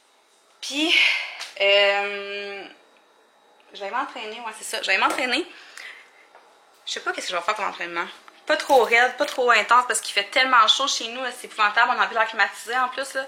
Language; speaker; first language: French; native; French